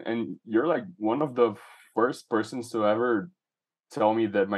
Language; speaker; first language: English; non-native, fluent; Portuguese